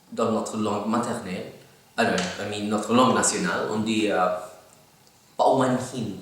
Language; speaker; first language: French; non-native, learner; Filipino